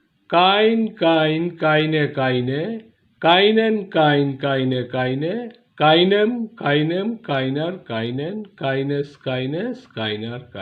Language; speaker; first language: German; non-native, fluent; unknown